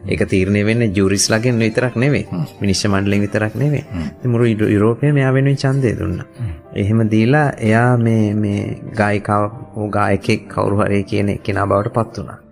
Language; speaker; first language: Sinhala; non-native, local second language; Tamil